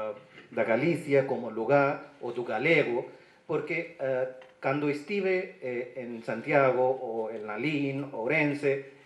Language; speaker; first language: Galician; non-native, learner; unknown